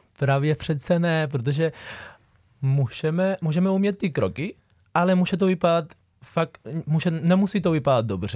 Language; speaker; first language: Czech; non-native, fluent; Spanish